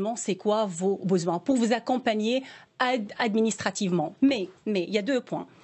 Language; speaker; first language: French; non-native, local second language; Arabic